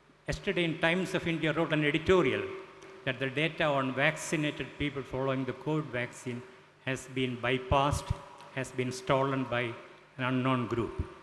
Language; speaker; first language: English; non-native, local second language; Malayalam